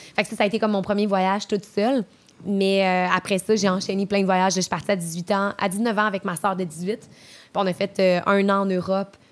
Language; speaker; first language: French; native; French